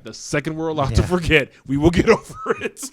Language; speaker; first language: English; native; English